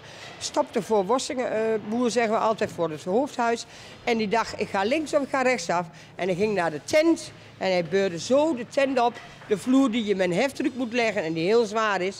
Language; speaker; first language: Dutch; native; Dutch